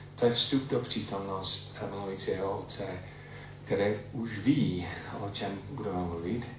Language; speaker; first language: Czech; non-native, fluent; English